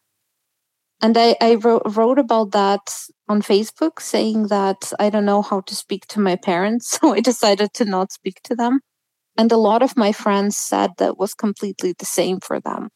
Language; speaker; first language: English; non-native, fluent; Russian